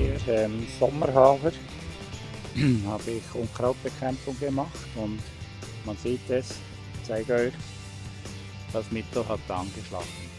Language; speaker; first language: German; native; German